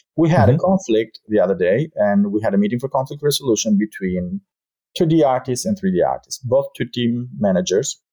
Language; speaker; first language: English; non-native, fluent; Albanian